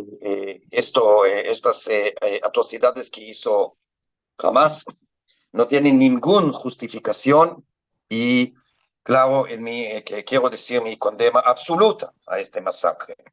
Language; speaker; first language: Spanish; non-native, fluent; Hebrew